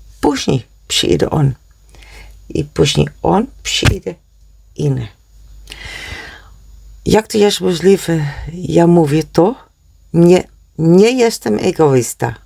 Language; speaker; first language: Polish; non-native, learner; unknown